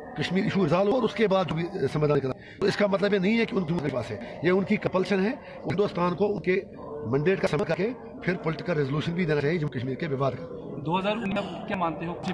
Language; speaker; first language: Urdu; non-native, local second language; Kashmiri